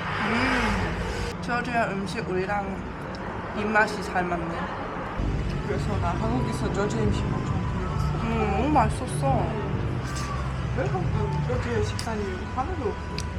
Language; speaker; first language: Korean; non-native, fluent; Cantonese